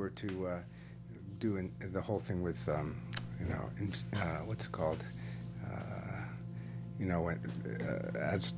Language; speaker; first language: English; native; English